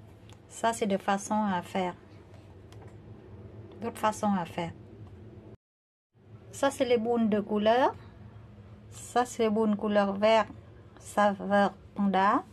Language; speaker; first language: French; non-native, learner; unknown